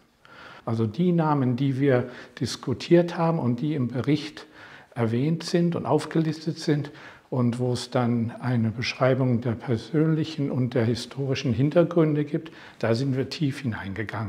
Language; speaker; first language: German; non-native, fluent; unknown